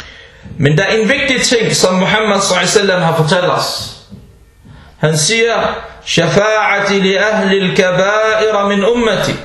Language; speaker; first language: Danish; early bilingual, other home language; Arabic